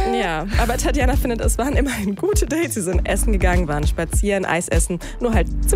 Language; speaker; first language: German; native; German